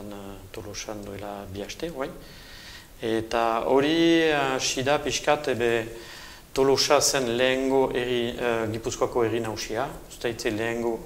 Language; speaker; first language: Basque; native; Basque